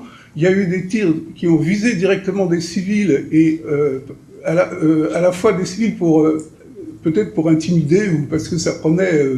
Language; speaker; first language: French; native; French